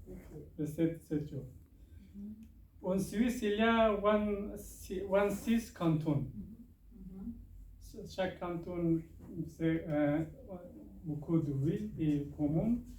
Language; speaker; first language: French; non-native, learner; Persian